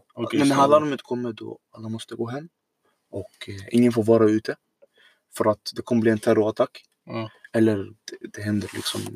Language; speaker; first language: Swedish; non-native, fluent; Arabic